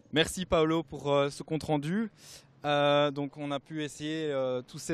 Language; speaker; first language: French; native; French